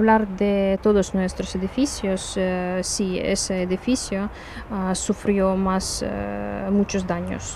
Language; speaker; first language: Spanish; non-native, learner; Ukrainian